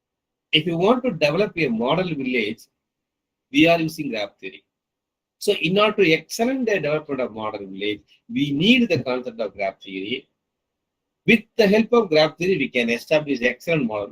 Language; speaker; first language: English; non-native, local second language; Tamil